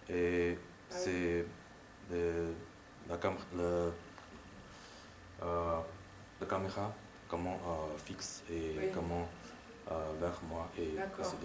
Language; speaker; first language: French; non-native, learner; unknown